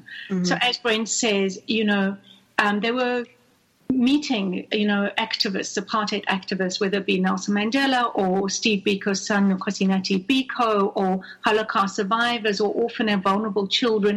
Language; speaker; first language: English; native; English